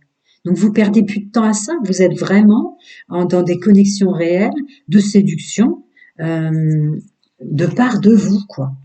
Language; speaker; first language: French; native; French